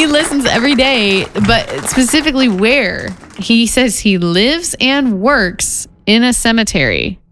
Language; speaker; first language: English; native; English